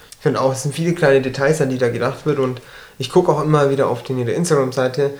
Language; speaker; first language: German; early bilingual, other home language; Turkish